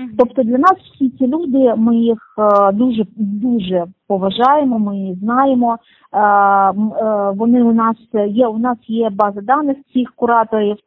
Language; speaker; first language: Ukrainian; non-native, local second language; Russian